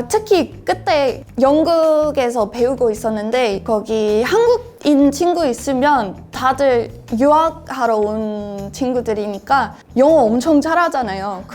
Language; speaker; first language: Korean; non-native, fluent; English